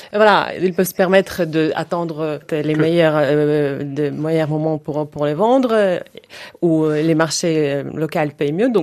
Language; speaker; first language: French; non-native, fluent; Ukrainian